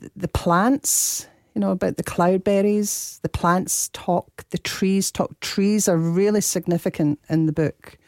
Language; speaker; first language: English; native; English